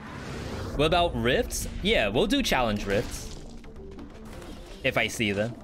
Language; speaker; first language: English; native; English